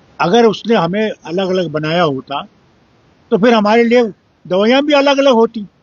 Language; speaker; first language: Urdu; non-native, local second language; Kashmiri